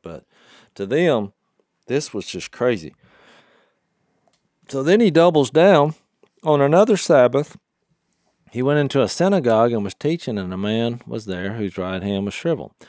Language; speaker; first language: English; native; English